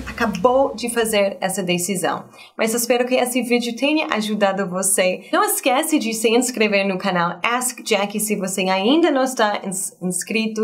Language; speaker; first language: Portuguese; non-native, fluent; English